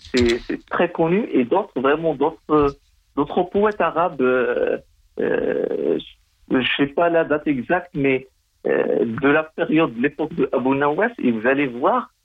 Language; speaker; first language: French; non-native, local second language; Arabic